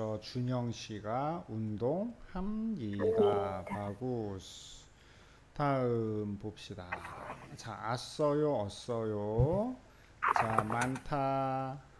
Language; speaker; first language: Korean; native; Korean